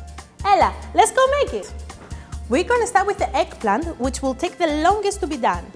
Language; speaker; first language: English; non-native, fluent; Greek